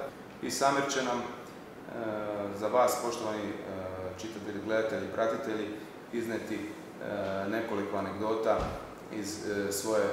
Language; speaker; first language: Serbian; native; Serbian